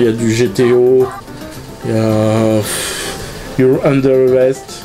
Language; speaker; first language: French; native; French